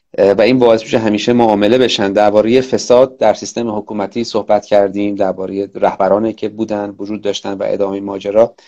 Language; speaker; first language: Persian; native; Persian